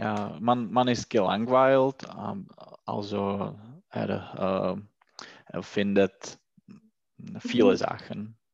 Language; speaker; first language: German; non-native, learner; Czech